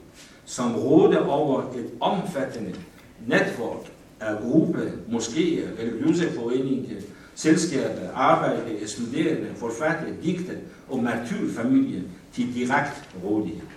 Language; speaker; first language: Danish; non-native, fluent; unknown